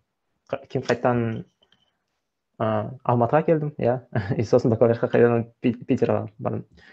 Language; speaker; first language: Kazakh; non-native, local second language; Russian